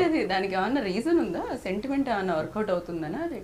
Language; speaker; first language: Telugu; native; Telugu